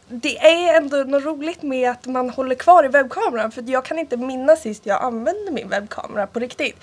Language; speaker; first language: Swedish; early bilingual, other home language; Italian